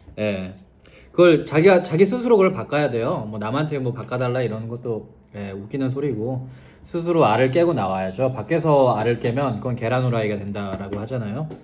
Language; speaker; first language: Korean; native; Korean